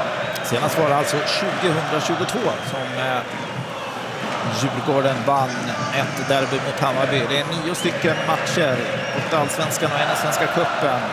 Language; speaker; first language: Swedish; native; Swedish